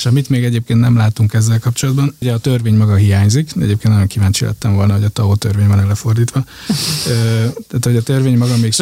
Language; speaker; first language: Hungarian; native; Hungarian